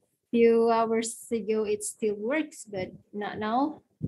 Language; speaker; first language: English; non-native, fluent; Indonesian